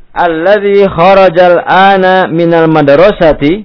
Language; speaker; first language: Arabic; non-native, fluent; Indonesian